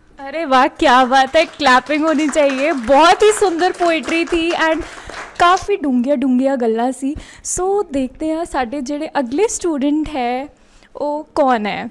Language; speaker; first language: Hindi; non-native, local second language; Punjabi